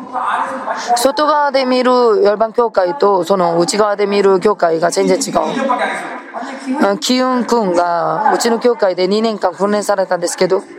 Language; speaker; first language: Japanese; non-native, fluent; Korean